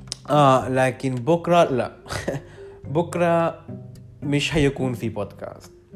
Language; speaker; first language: Arabic; non-native, learner; Urdu